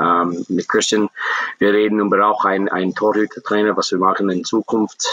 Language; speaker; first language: German; non-native, fluent; English